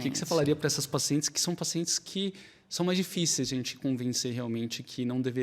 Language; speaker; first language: Portuguese; native; Portuguese